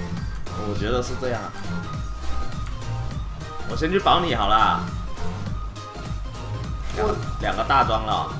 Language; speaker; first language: Chinese; native; Chinese